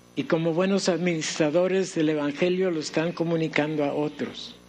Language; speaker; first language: Spanish; native; Spanish